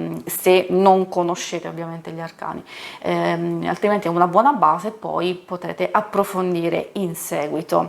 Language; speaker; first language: Italian; native; Italian